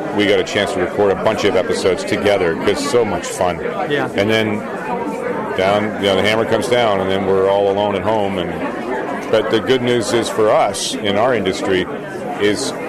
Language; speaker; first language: English; native; English